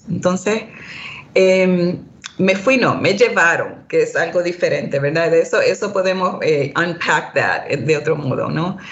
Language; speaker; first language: Spanish; early bilingual, heritage; Spanish